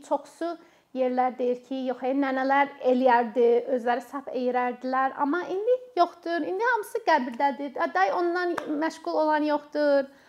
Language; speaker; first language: Azerbaijani; non-native, fluent; English